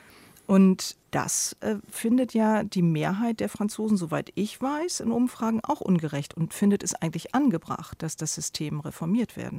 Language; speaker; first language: German; native; German